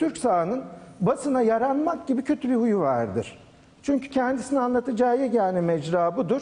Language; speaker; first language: Turkish; native; Turkish